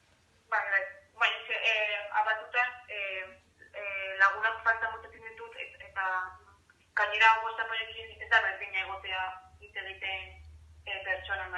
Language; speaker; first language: Basque; non-native, local second language; Spanish